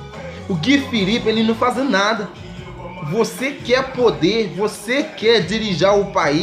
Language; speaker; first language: Portuguese; non-native, learner; Haitian Creole